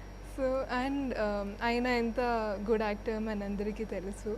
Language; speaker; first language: Telugu; non-native, fluent; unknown